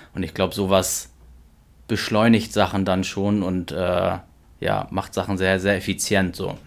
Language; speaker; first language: German; native; German